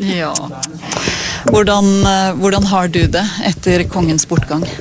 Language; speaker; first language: Norwegian; native; Norwegian